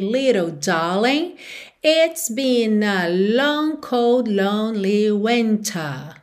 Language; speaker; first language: English; non-native, fluent; Portuguese